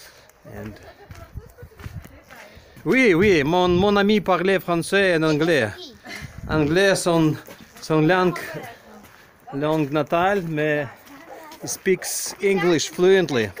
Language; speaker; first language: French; non-native, learner; Ukrainian